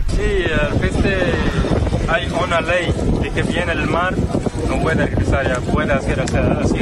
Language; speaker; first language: Spanish; non-native, learner; Arabic